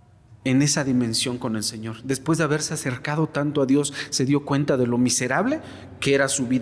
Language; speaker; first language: Spanish; native; Spanish